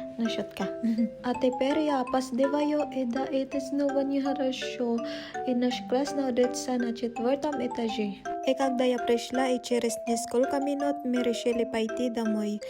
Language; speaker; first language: Russian; non-native, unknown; Waray